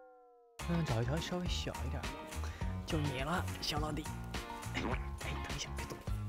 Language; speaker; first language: Chinese; native; Chinese